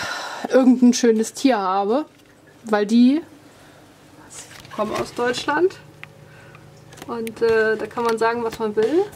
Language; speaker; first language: German; native; German